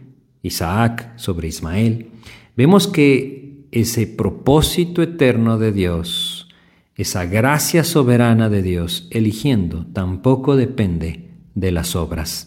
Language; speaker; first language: Spanish; native; Spanish